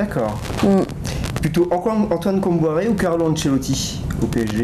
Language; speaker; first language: French; native; French